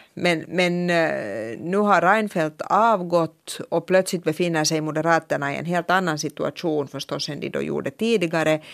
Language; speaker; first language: Swedish; native; Swedish